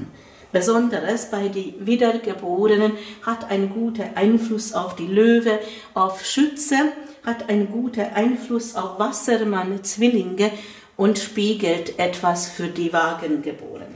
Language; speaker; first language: German; non-native, fluent; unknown